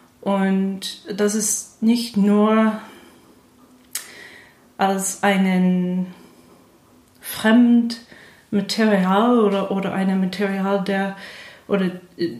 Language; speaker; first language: German; non-native, fluent; English